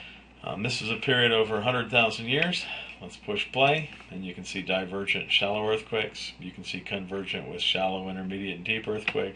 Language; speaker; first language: English; native; English